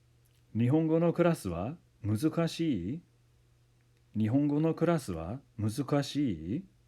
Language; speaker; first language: Japanese; non-native, fluent; English